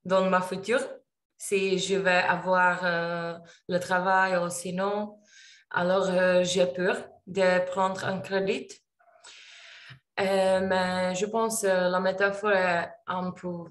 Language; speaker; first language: French; non-native, learner; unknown